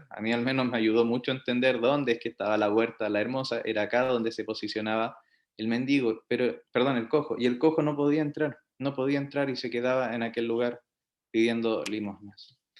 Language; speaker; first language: Spanish; native; Spanish